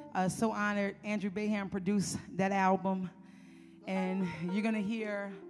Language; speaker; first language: English; native; English